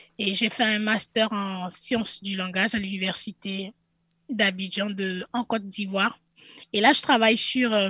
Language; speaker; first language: French; native; French